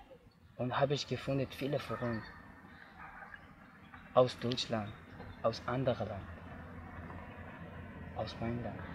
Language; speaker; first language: German; non-native, learner; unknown